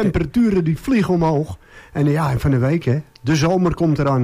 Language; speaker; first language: Dutch; native; Dutch